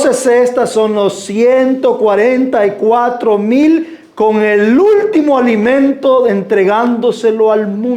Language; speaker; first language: Spanish; native; Spanish